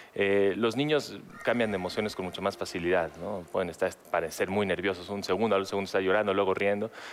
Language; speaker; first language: Spanish; native; Spanish